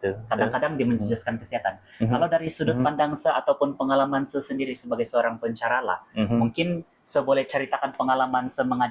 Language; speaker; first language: Malay; native; Malay